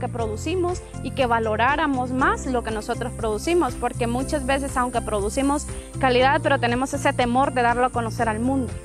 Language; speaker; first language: Spanish; native; Spanish